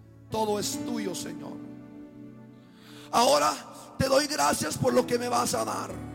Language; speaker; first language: Spanish; native; Spanish